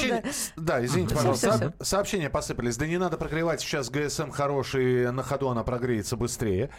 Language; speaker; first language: Russian; native; Russian